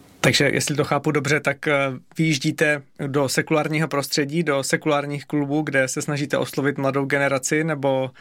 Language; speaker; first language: Czech; native; Czech